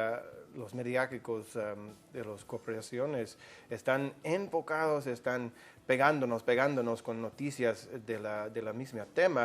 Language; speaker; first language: Spanish; non-native, fluent; English